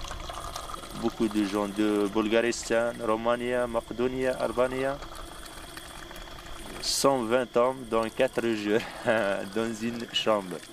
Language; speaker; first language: French; non-native, local second language; Arabic